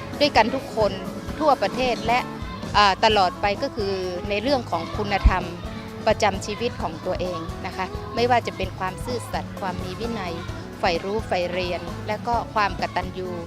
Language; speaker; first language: Thai; native; Thai